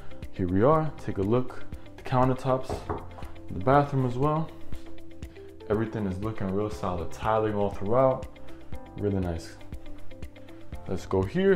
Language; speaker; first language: English; early bilingual, other home language; Spanish